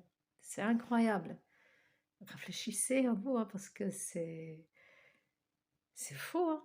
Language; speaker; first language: French; non-native, fluent; Russian